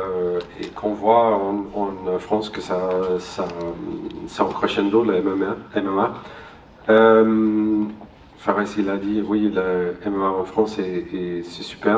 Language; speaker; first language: French; non-native, learner; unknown